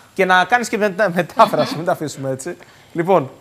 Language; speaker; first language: Greek; native; Greek